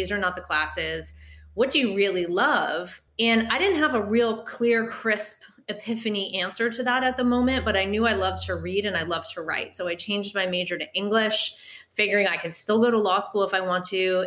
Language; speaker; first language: English; native; English